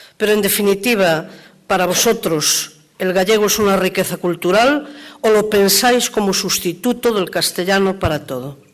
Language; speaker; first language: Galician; native; Galician